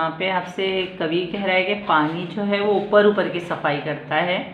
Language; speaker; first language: Hindi; non-native, local second language; Marathi